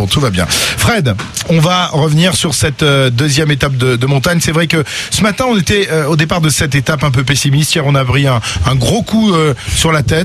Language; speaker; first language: French; native; French